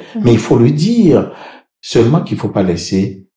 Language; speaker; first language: French; native; French